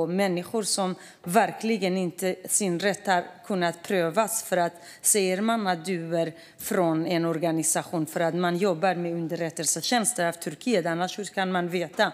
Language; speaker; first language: Swedish; non-native, fluent; Kurdish